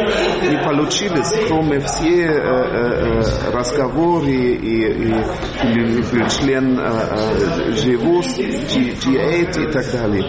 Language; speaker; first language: Russian; non-native, fluent; German